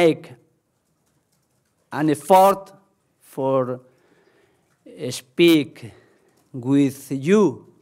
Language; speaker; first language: English; non-native, learner; Spanish